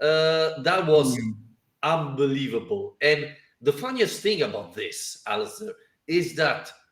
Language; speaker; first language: English; non-native, fluent; Italian